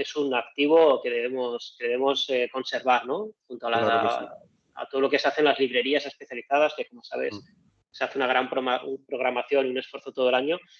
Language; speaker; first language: Spanish; native; Spanish